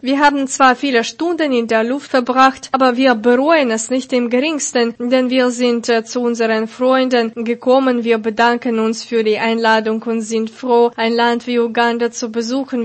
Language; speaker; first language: German; non-native, fluent; Russian